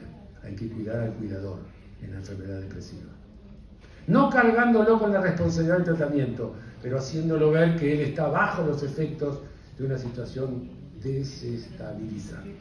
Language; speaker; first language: Spanish; native; Spanish